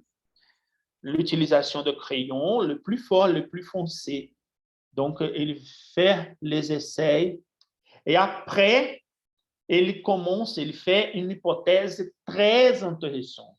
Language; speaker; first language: French; non-native, fluent; Portuguese